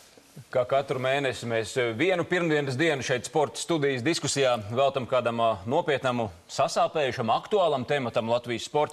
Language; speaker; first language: Latvian; native; Latvian